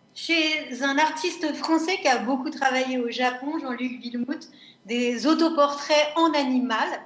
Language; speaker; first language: French; native; French